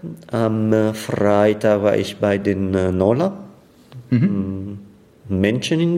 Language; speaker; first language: German; non-native, fluent; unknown